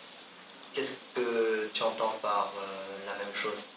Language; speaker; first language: French; native; French